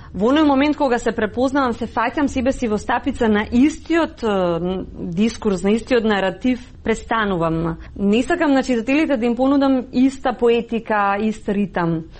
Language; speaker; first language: Macedonian; native; Macedonian